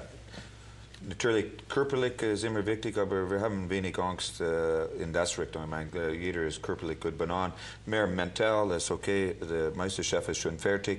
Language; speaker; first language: German; non-native, learner; English